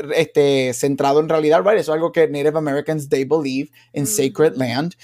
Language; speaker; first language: Spanish; native; Spanish